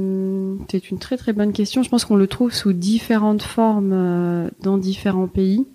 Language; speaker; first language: French; native; French